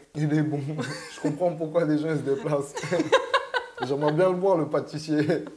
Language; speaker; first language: French; native; French